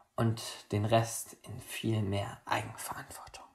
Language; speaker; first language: German; native; German